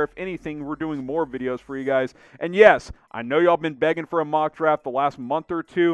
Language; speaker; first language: English; native; English